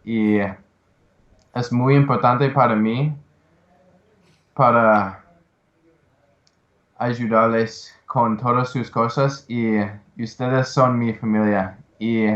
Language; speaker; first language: Spanish; non-native, learner; English